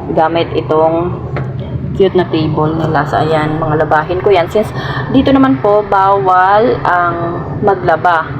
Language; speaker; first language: Filipino; native; Filipino